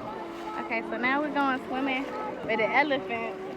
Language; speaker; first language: English; native; English